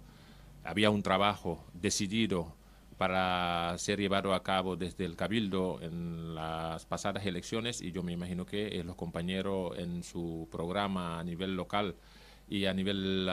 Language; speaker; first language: Spanish; native; Spanish